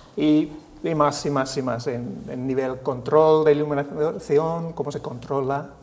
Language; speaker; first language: Spanish; non-native, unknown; Finnish